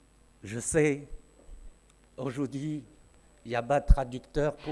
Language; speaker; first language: French; non-native, fluent; Chinese